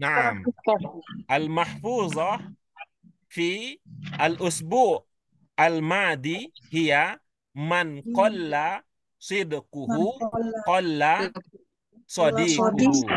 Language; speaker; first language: Arabic; non-native, learner; Indonesian